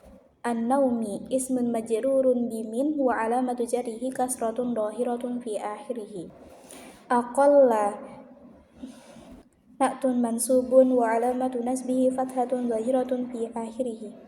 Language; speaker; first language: Arabic; non-native, learner; Indonesian